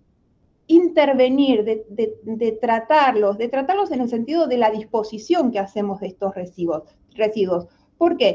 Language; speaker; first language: Spanish; native; Spanish